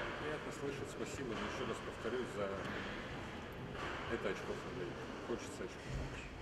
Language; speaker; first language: Russian; native; Russian